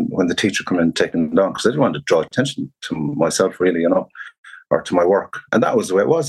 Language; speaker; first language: English; native; English